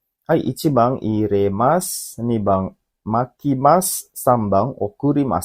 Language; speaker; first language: Japanese; non-native, fluent; Indonesian